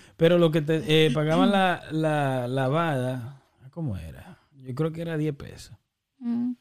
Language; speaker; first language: Spanish; native; Spanish